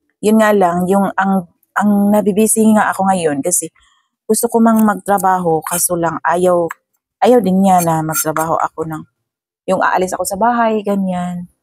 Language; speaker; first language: Filipino; non-native, local second language; Cebuano